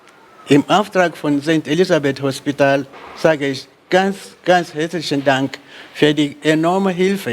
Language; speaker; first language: German; non-native, learner; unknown